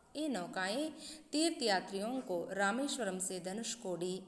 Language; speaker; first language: Hindi; non-native, local second language; Kannada